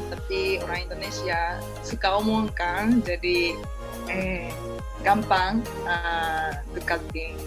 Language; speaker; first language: Indonesian; non-native, learner; Japanese